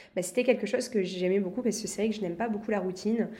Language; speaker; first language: French; native; French